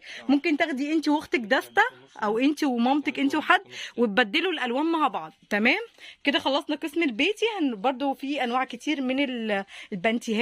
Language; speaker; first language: Arabic; native; Arabic